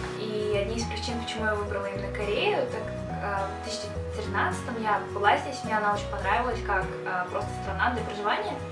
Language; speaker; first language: Russian; native; Russian